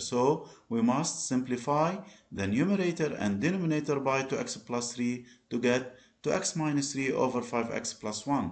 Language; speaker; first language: English; non-native, local second language; Arabic